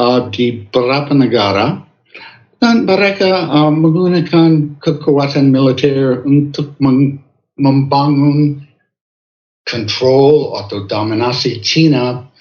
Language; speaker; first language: Indonesian; non-native, fluent; English